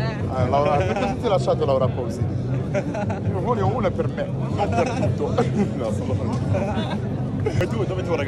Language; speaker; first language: Italian; non-native, learner; Arabic